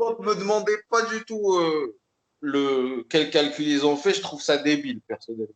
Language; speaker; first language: French; native; French